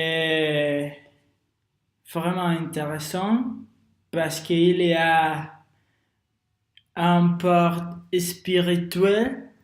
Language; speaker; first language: French; non-native, learner; Spanish